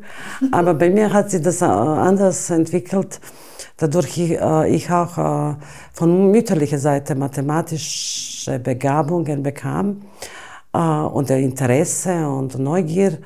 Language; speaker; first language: German; non-native, fluent; Bosnian